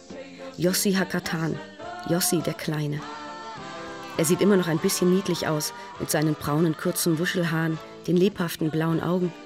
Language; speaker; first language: German; native; German